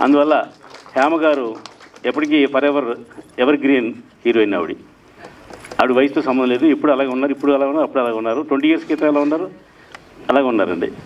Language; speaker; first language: Telugu; native; Telugu